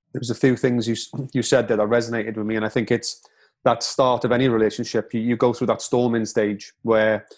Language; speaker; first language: English; native; English